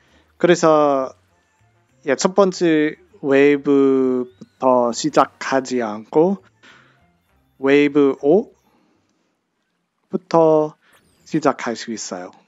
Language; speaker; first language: Korean; non-native, fluent; English